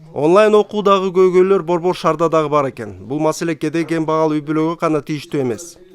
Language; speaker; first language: Kyrgyz; native; Kyrgyz